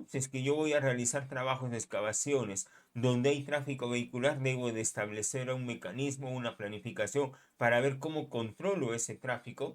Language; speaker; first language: Spanish; native; Spanish